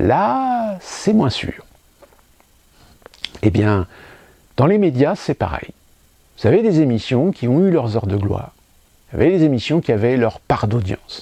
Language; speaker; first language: French; native; French